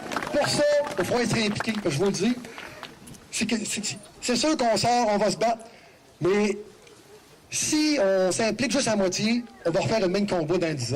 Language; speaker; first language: French; native; French